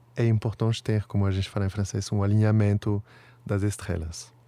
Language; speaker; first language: Portuguese; non-native, fluent; French